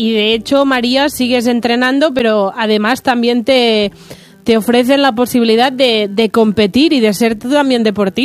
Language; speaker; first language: Spanish; non-native, local second language; Catalan